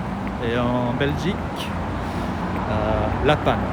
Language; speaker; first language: French; non-native, learner; Japanese